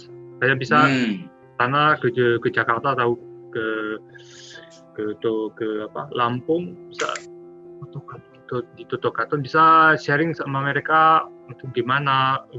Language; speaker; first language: Indonesian; non-native, learner; French